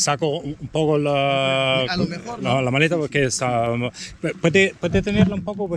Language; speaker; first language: Spanish; non-native, learner; Italian